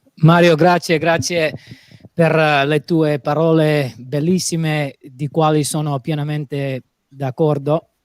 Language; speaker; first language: Italian; non-native, fluent; English